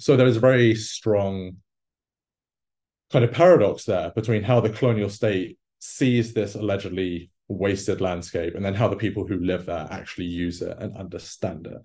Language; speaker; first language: English; native; English